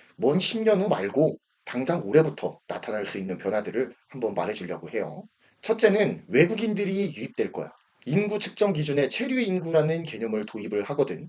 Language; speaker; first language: Korean; native; Korean